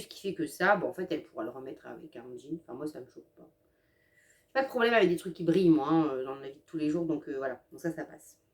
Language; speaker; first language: French; native; French